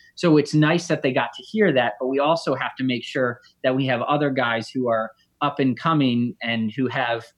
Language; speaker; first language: English; native; English